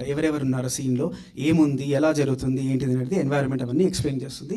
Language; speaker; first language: Telugu; native; Telugu